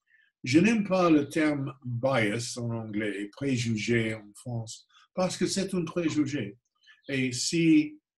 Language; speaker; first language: French; non-native, fluent; English